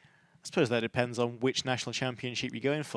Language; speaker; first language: English; native; English